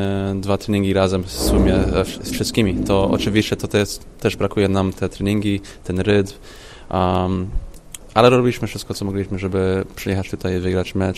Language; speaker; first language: Polish; early bilingual, heritage; Polish